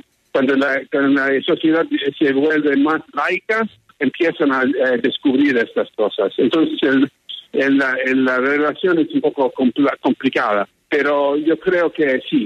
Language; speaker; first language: Spanish; early bilingual, heritage; English